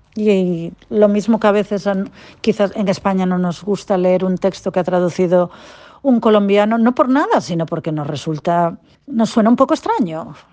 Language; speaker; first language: Spanish; native; Spanish